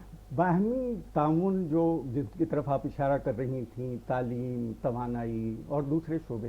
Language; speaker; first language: Urdu; native; Urdu